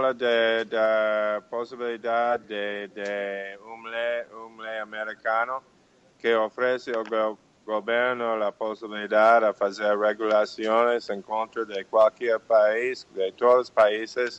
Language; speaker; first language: Portuguese; non-native, fluent; English